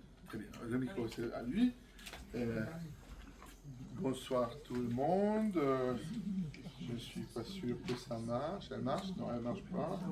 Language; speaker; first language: French; non-native, fluent; Hungarian